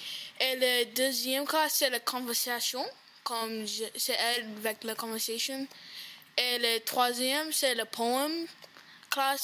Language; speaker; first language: French; non-native, learner; English